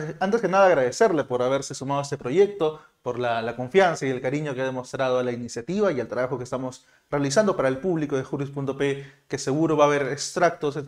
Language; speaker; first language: Spanish; native; Spanish